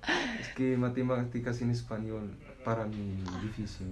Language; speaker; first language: Spanish; non-native, learner; Arabic